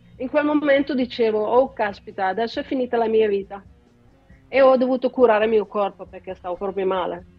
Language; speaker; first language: Italian; non-native, fluent; Dutch